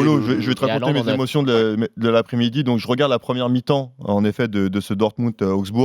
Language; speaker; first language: French; native; French